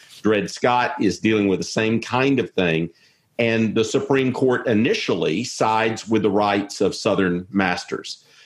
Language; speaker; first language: English; native; English